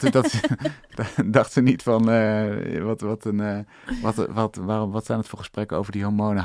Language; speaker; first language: Dutch; native; Dutch